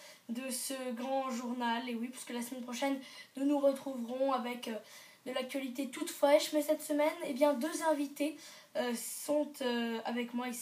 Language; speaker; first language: French; native; French